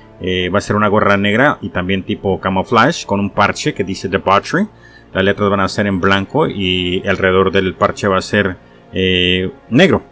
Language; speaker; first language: Spanish; native; Spanish